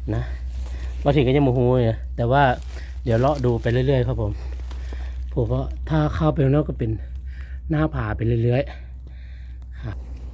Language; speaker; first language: Thai; non-native, local second language; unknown